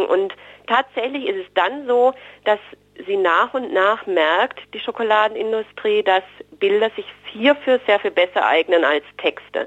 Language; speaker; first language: German; native; German